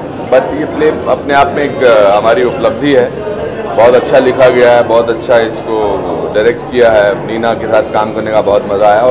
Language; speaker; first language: Hindi; native; Hindi